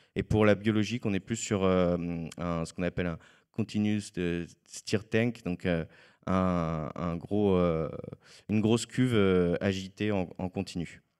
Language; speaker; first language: French; native; French